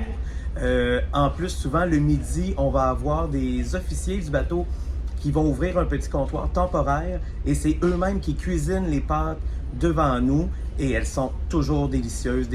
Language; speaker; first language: French; native; French